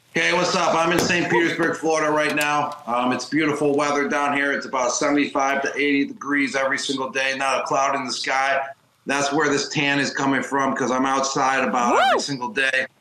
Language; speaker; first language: English; native; English